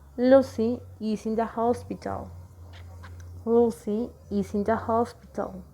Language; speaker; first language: English; non-native, fluent; Spanish